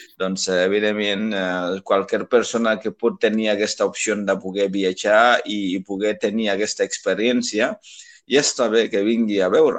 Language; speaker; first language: Catalan; non-native, fluent; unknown